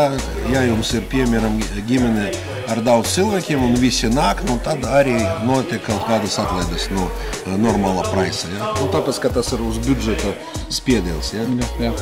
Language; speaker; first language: Latvian; non-native, local second language; Russian